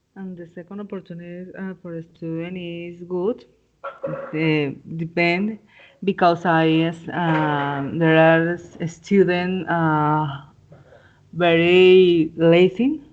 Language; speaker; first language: English; non-native, learner; Spanish